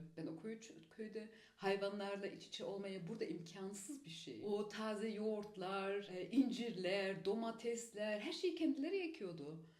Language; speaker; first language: Turkish; early bilingual, heritage; Turkish